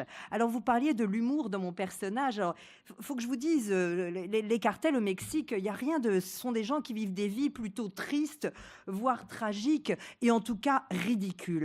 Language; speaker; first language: French; native; French